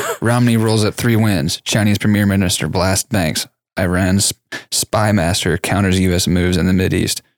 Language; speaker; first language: English; native; English